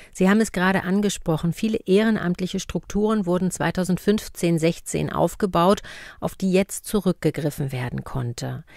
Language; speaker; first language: German; native; German